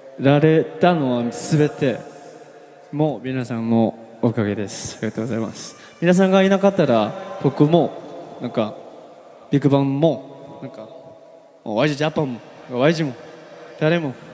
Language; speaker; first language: Japanese; non-native, learner; Korean